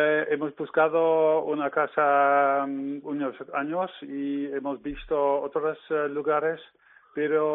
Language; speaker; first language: Spanish; non-native, learner; Dutch